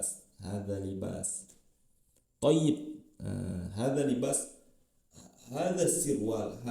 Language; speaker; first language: Arabic; non-native, fluent; Indonesian